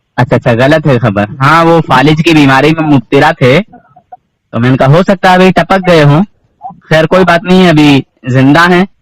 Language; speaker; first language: Urdu; native; Urdu